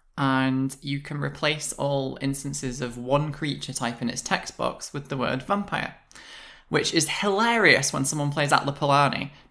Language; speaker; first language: English; native; English